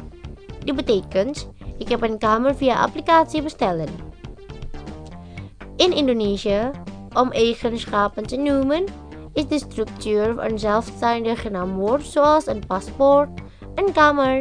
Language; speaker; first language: Dutch; non-native, learner; Indonesian